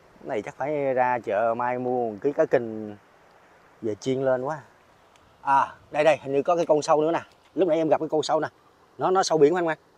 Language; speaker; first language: Vietnamese; non-native, local second language; Eastern Cham